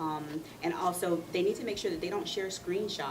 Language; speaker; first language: English; native; English